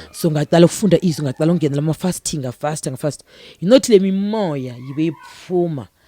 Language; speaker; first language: Zulu; non-native, local second language; Venda